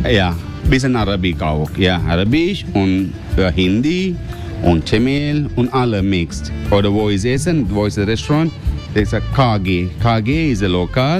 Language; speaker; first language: German; non-native, learner; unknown